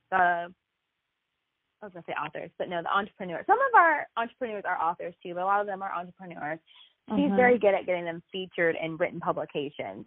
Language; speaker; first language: English; native; English